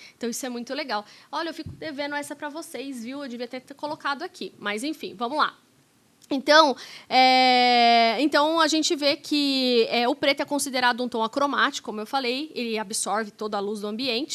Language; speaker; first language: Portuguese; native; Portuguese